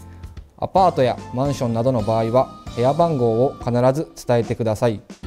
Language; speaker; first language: Japanese; native; Japanese